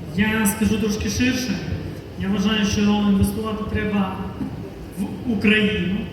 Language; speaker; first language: Ukrainian; non-native, local second language; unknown